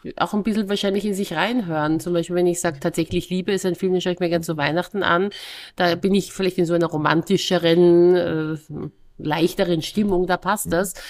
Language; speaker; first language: German; native; German